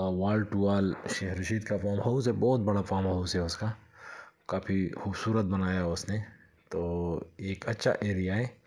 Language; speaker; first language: Urdu; non-native, local second language; Punjabi